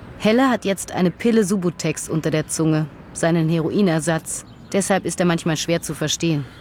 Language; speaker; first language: German; native; German